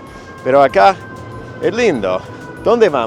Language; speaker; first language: Spanish; non-native, fluent; English